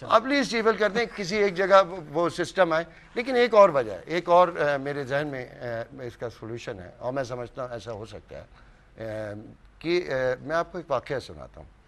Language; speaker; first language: Urdu; native; Urdu